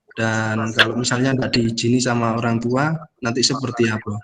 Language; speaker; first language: Indonesian; native; Indonesian